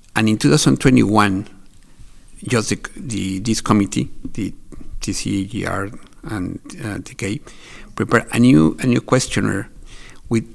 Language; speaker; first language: English; non-native, fluent; Spanish